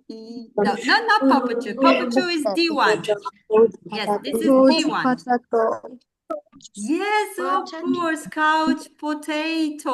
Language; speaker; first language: English; non-native, fluent; Kazakh